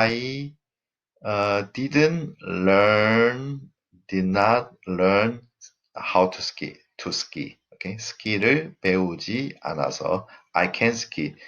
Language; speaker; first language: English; non-native, fluent; Korean